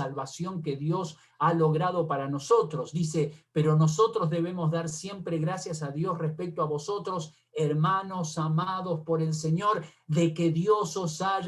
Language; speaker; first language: Spanish; native; Spanish